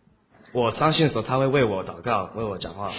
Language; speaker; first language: Chinese; early bilingual, heritage; Chinese